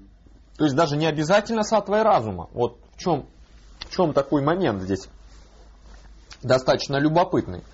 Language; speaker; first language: Russian; native; Russian